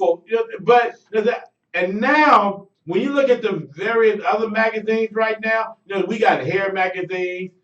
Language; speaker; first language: English; native; English